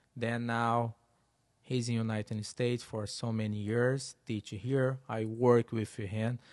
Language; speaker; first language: English; non-native, learner; Portuguese